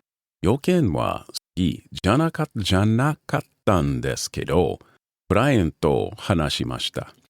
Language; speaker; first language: Japanese; non-native, learner; English